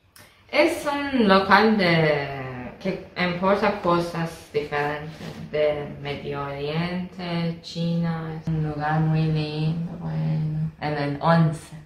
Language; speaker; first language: Spanish; non-native, learner; Persian